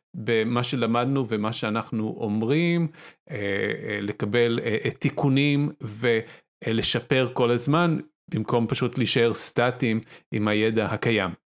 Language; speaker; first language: Hebrew; non-native, local second language; Arabic